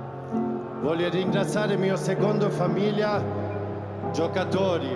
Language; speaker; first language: Italian; non-native, learner; Swedish